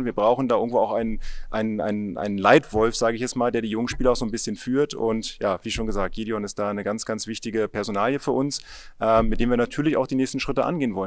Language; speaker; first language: German; native; German